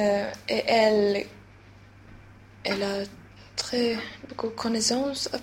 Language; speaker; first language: French; non-native, learner; Swedish